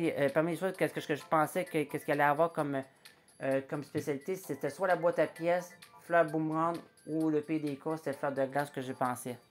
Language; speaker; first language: French; native; French